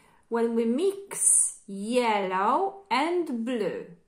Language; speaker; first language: English; non-native, fluent; Polish